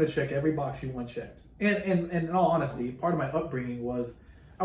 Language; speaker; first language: English; native; English